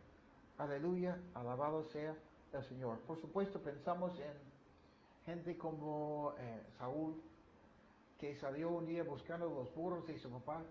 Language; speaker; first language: Spanish; non-native, fluent; English